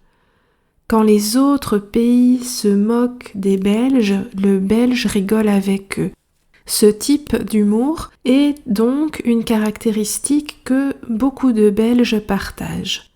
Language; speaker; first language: French; native; French